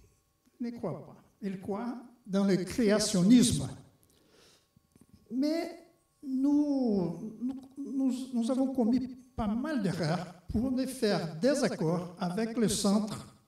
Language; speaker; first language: French; non-native, fluent; Portuguese